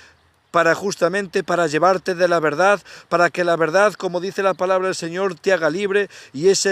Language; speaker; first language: Spanish; native; Spanish